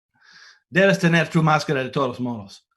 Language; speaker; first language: Spanish; non-native, fluent; English